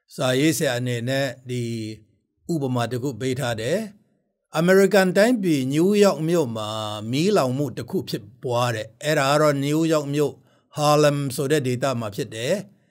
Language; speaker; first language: Burmese; non-native, local second language; Tedim Chin